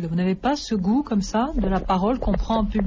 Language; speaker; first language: French; native; French